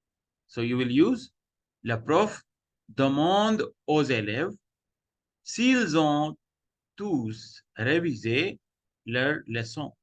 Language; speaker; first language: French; non-native, fluent; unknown